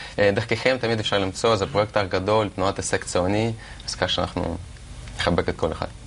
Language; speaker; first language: Hebrew; non-native, fluent; Russian